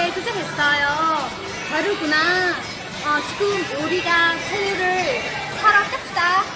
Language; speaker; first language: Korean; non-native, learner; Vietnamese